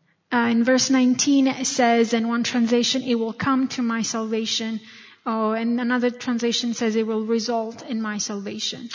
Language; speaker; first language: English; non-native, fluent; Italian